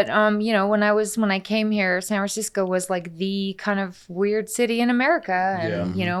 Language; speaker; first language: English; early bilingual, other home language; Icelandic